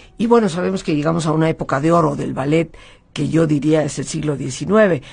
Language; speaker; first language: Spanish; native; Spanish